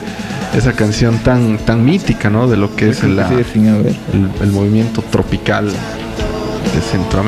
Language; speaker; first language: Spanish; native; Spanish